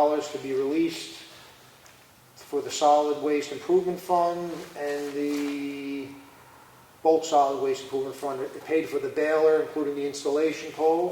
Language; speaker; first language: English; native; English